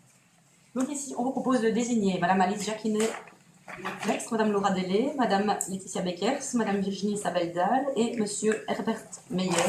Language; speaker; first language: French; native; French